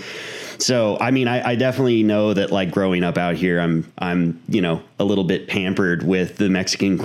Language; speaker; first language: English; native; English